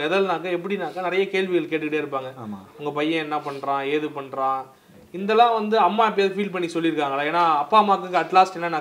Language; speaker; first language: Tamil; native; Tamil